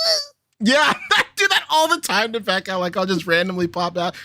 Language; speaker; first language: English; native; English